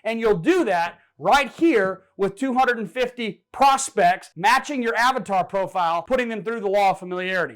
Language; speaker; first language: English; native; English